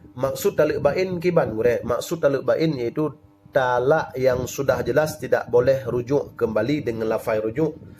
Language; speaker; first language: Malay; non-native, local second language; Achinese